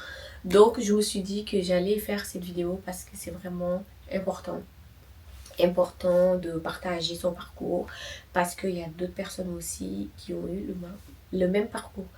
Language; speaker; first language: French; non-native, local second language; Wolof